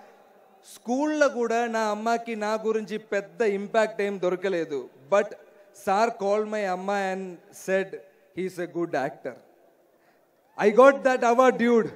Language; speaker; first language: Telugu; non-native, learner; Malayalam